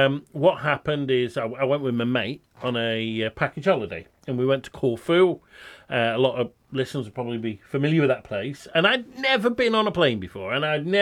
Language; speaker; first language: English; native; English